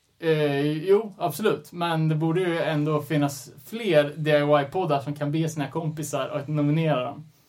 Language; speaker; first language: Swedish; native; Swedish